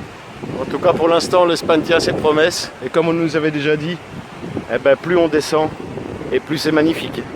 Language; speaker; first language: French; native; French